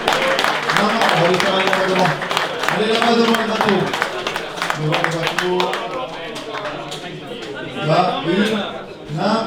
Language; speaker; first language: French; native; French